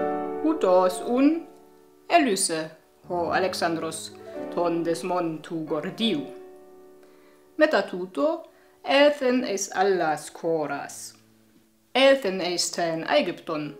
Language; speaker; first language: Greek; non-native, fluent; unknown